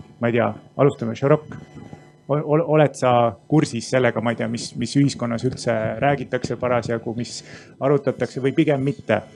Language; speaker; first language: Estonian; native; Estonian